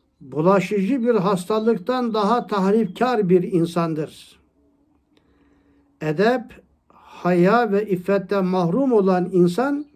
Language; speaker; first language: Turkish; native; Turkish